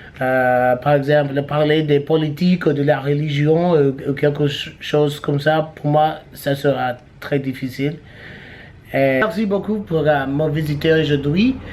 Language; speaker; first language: French; non-native, learner; English